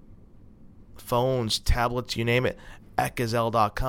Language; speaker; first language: English; native; English